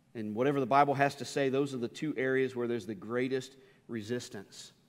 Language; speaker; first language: English; native; English